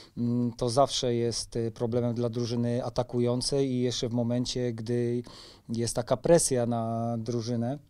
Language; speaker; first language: Polish; native; Polish